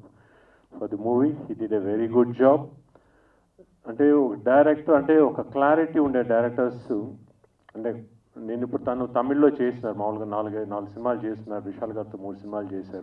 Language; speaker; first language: Telugu; native; Telugu